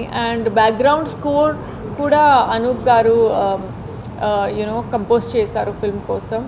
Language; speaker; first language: Telugu; non-native, fluent; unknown